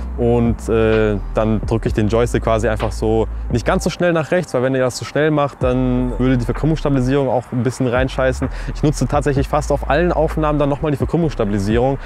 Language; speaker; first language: German; early bilingual, other home language; Russian